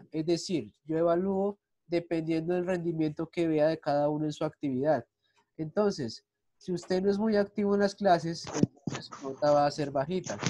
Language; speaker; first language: Spanish; native; Spanish